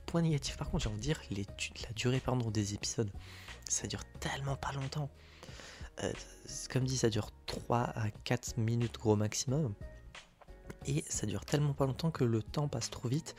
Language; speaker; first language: French; native; French